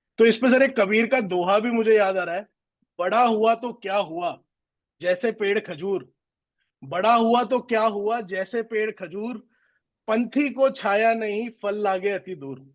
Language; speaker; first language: Hindi; native; Hindi